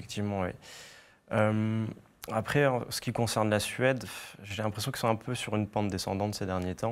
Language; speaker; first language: French; native; French